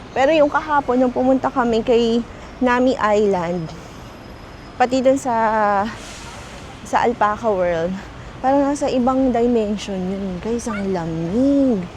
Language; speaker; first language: Filipino; native; Filipino